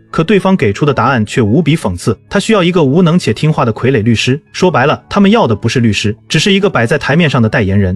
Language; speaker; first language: Chinese; native; Chinese